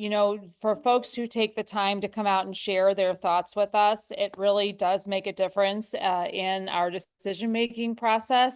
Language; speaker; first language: English; native; English